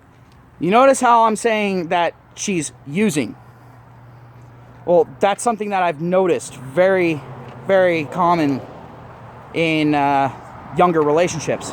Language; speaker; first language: English; native; English